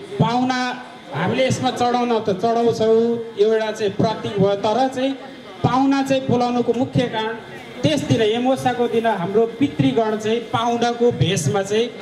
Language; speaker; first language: Nepali; non-native, local second language; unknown